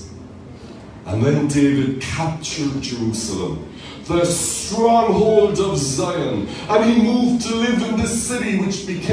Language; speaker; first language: English; native; English